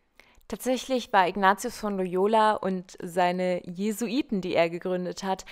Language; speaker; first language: German; native; German